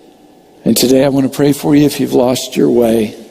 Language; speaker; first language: English; native; English